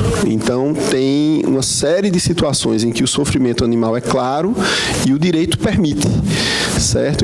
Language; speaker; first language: Portuguese; native; Portuguese